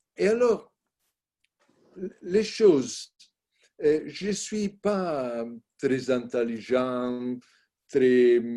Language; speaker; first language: French; non-native, learner; Italian